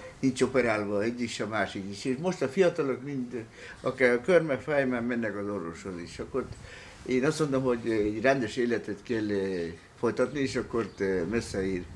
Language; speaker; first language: Hungarian; early bilingual, heritage; Hungarian